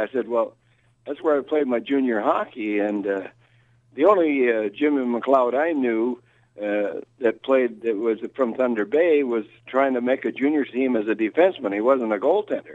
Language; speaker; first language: English; native; English